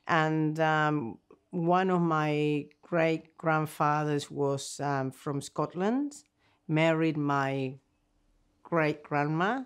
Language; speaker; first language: English; non-native, fluent; Spanish